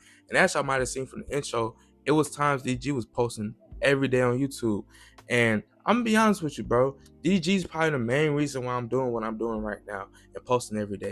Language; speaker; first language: English; native; English